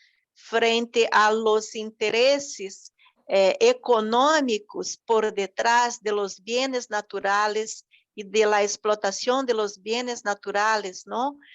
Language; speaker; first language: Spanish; non-native, fluent; Portuguese